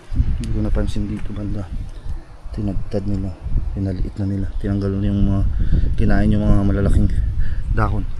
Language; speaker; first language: Filipino; non-native, local second language; Iloko